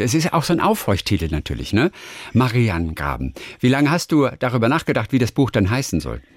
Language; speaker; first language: German; native; German